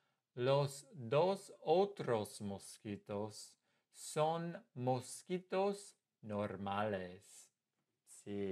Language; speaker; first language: Spanish; non-native, fluent; English